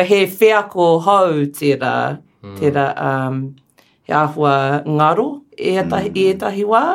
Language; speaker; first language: Māori; non-native, local second language; English